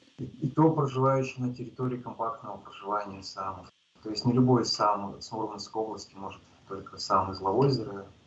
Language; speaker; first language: Russian; native; Russian